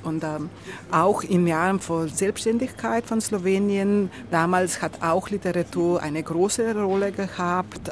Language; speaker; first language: German; non-native, learner; Slovenian